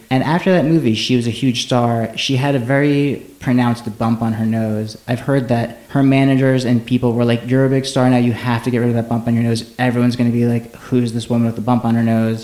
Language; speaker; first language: English; native; English